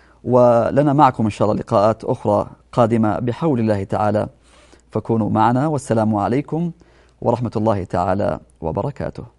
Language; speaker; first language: Arabic; native; Arabic